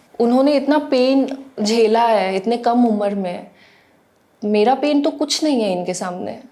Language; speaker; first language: Hindi; non-native, local second language; Assamese